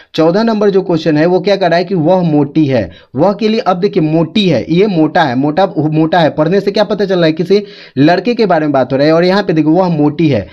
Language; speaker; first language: Hindi; native; Hindi